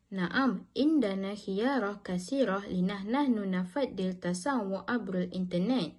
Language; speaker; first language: Arabic; non-native, learner; Malay